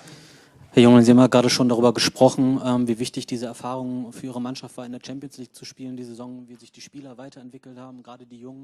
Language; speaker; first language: German; native; German